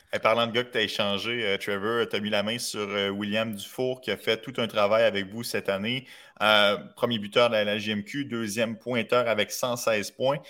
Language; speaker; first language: French; native; French